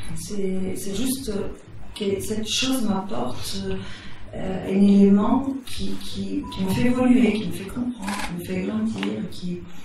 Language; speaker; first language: French; non-native, fluent; Italian